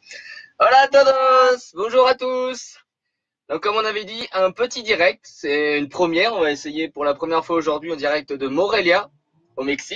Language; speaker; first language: French; native; French